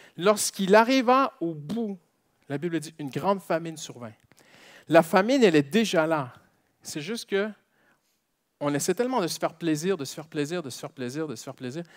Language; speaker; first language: French; native; French